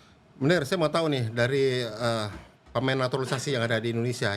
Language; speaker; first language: Indonesian; native; Indonesian